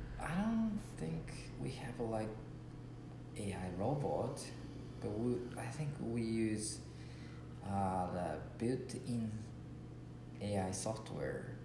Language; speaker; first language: English; non-native, learner; Japanese